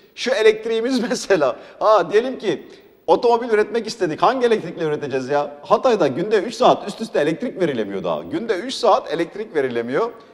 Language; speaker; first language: Turkish; non-native, local second language; Arabic